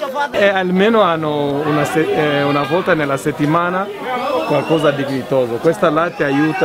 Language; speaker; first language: Italian; non-native, fluent; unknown